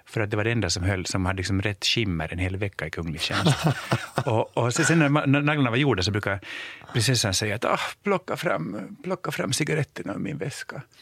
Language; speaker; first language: Swedish; native; Swedish